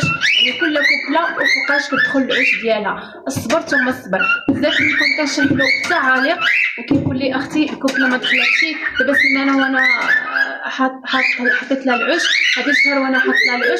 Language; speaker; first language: Arabic; native; Arabic